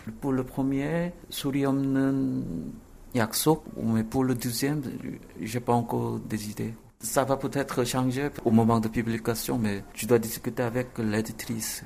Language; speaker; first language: French; non-native, fluent; Korean